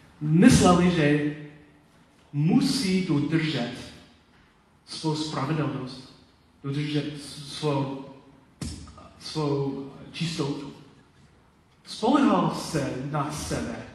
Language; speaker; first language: Czech; non-native, learner; Polish